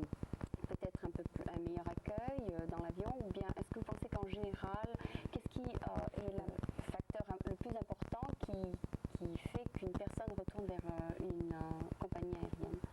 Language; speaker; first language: French; native; French